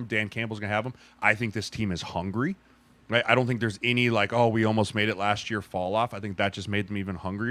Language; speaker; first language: English; native; English